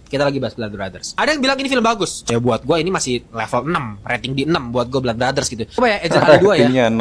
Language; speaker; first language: Indonesian; native; Indonesian